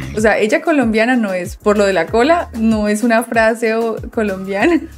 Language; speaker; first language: Spanish; native; Spanish